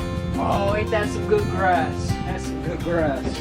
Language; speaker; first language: English; native; English